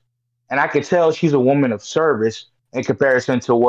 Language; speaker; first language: English; native; English